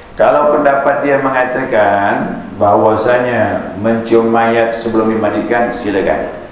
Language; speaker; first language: Malay; native; Malay